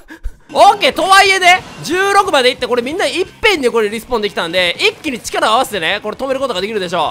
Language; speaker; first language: Japanese; native; Japanese